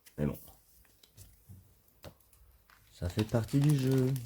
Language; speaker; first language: French; native; French